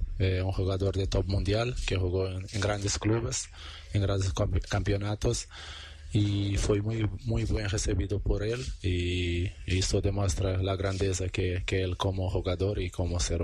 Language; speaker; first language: Spanish; non-native, learner; Portuguese